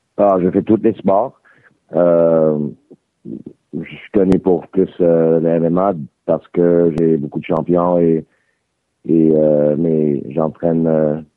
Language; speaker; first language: French; native; French